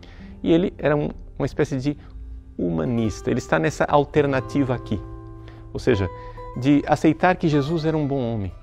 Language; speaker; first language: Portuguese; native; Portuguese